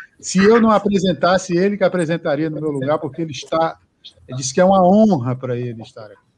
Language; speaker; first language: Portuguese; native; Portuguese